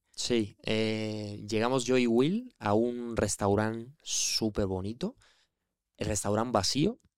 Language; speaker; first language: Spanish; native; Spanish